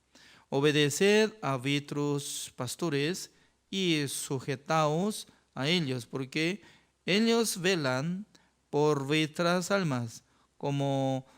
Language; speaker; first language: Spanish; non-native, fluent; Korean